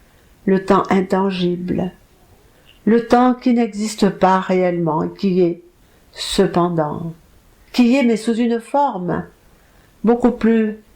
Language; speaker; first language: French; native; French